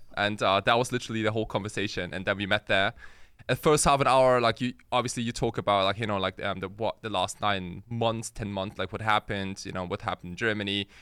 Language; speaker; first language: English; early bilingual, other home language; Japanese